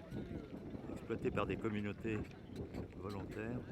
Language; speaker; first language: French; native; French